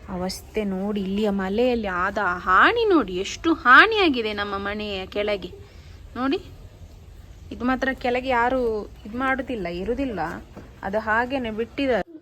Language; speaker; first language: Kannada; non-native, local second language; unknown